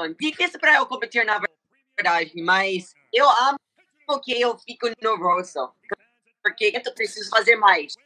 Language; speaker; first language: Portuguese; non-native, learner; English